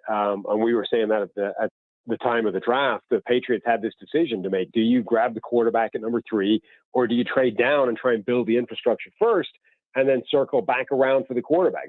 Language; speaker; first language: English; native; English